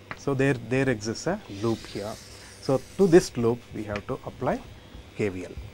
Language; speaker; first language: English; non-native, local second language; Kannada